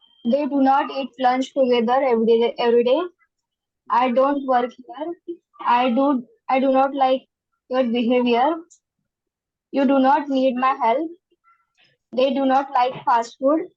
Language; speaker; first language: English; non-native, learner; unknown